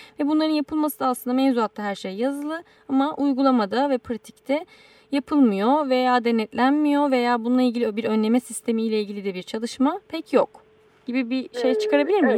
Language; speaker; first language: Turkish; native; Turkish